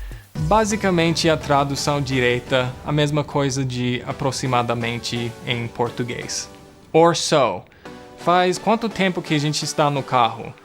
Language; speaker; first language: Portuguese; non-native, fluent; English